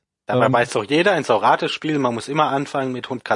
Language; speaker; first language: German; native; German